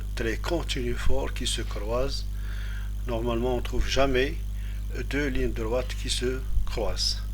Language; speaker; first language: French; non-native, local second language; Arabic